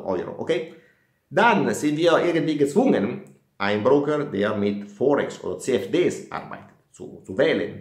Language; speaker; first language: German; non-native, fluent; Italian